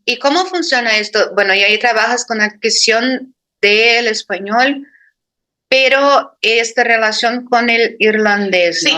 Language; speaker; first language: Spanish; non-native, fluent; Portuguese